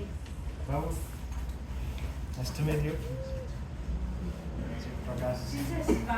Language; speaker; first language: English; non-native, learner; Nepali